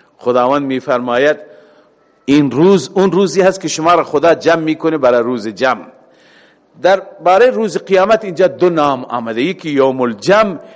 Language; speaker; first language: Persian; native; Persian